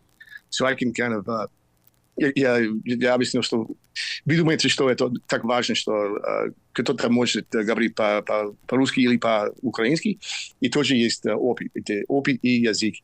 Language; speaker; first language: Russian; non-native, learner; English